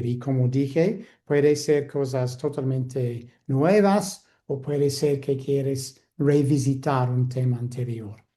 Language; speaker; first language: Spanish; non-native, fluent; English